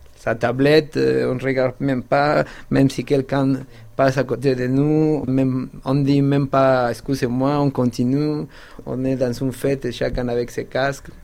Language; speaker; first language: French; non-native, fluent; Spanish